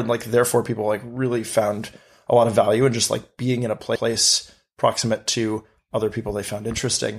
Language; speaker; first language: English; native; English